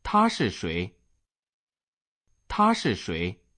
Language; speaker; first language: Chinese; non-native, learner; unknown